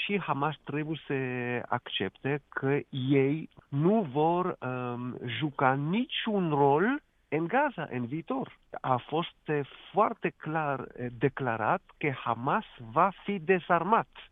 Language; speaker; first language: Romanian; non-native, fluent; Hebrew